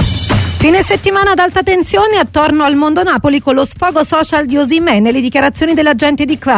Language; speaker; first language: Italian; native; Italian